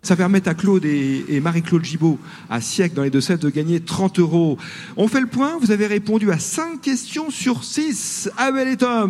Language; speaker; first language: French; native; French